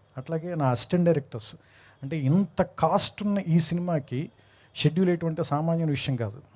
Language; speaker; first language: Telugu; native; Telugu